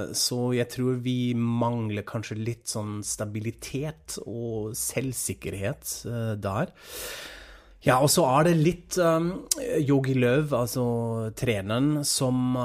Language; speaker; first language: Norwegian; non-native, fluent; German